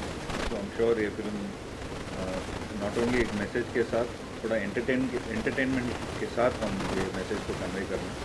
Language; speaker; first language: Hindi; non-native, local second language; Tamil